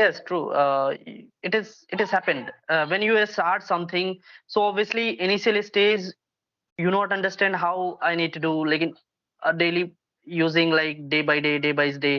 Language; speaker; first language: English; non-native, local second language; Hindi